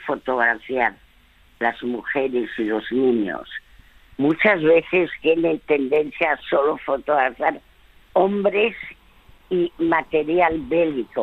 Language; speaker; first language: Spanish; early bilingual, other home language; French